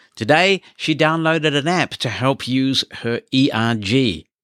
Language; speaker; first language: English; native; English